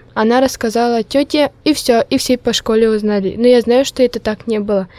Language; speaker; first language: Russian; non-native, local second language; Udmurt